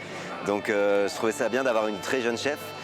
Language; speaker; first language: French; native; French